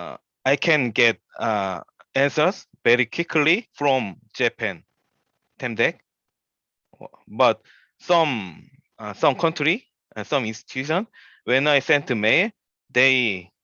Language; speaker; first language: English; non-native, learner; Korean